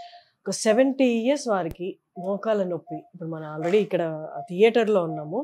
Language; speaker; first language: Telugu; native; Telugu